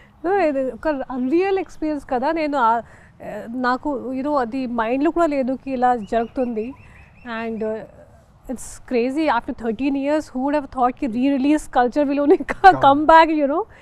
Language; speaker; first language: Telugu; non-native, fluent; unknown